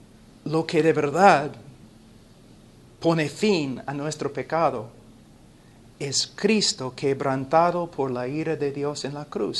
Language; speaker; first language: Spanish; non-native, fluent; English